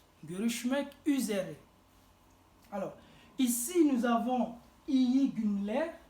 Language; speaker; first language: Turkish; non-native, fluent; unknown